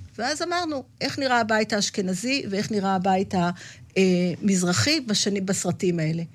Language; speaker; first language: Hebrew; native; Hebrew